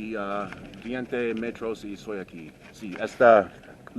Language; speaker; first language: Spanish; non-native, learner; English